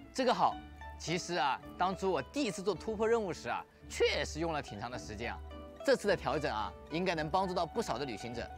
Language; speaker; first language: Chinese; native; Chinese